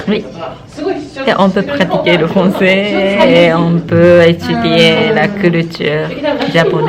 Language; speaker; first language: French; non-native, learner; Japanese